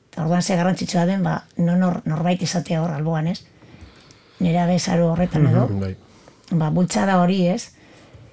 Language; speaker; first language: Basque; native; Basque